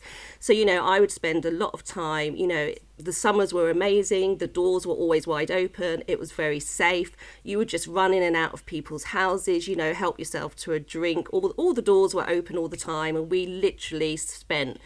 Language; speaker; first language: English; native; English